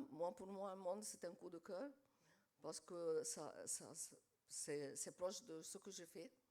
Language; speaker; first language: French; non-native, fluent; Arabic